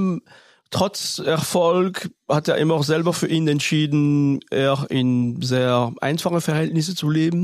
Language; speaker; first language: German; non-native, fluent; French